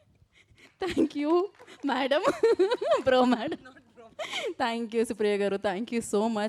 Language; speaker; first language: Telugu; native; Telugu